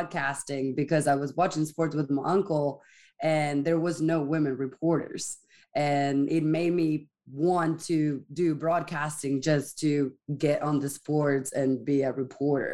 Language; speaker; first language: English; non-native, fluent; Spanish